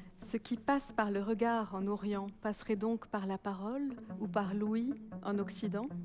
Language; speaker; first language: French; native; French